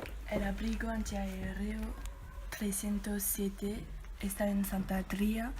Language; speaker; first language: Spanish; non-native, learner; French